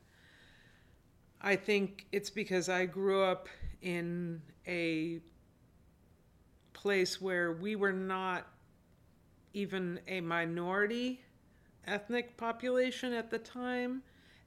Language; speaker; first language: English; native; English